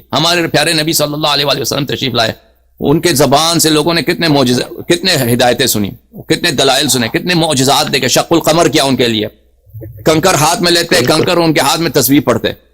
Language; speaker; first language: Urdu; native; Urdu